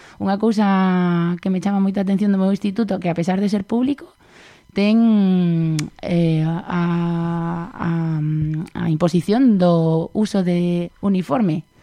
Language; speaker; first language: Galician; non-native, local second language; Spanish